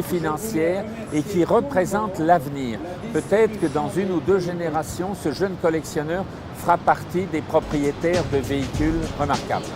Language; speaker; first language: French; native; French